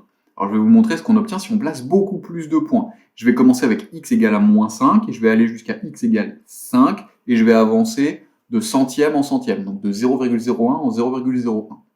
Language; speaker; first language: French; native; French